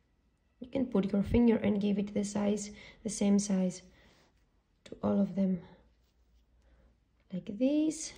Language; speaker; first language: English; non-native, fluent; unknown